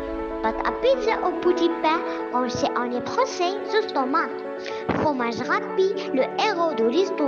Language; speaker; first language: French; non-native, learner; Arabic